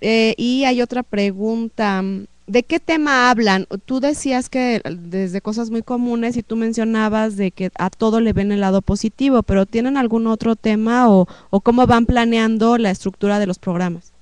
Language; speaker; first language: Spanish; native; Spanish